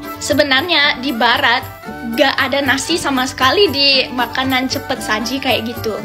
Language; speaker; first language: Indonesian; non-native, fluent; English